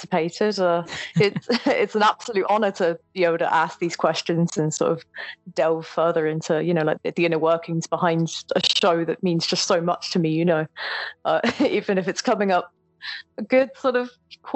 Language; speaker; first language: English; native; English